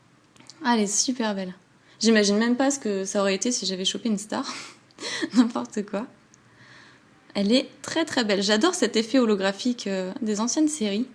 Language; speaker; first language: French; native; French